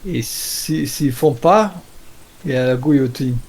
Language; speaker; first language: French; non-native, learner; German